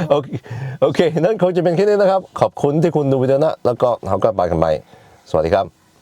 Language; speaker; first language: Thai; non-native, fluent; Swedish